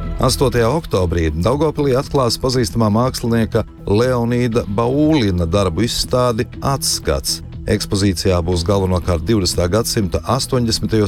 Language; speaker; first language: Latvian; native; Latvian